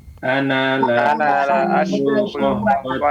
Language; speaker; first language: Arabic; non-native, learner; Indonesian